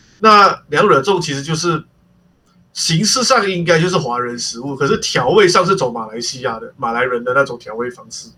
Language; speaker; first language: Chinese; native; Chinese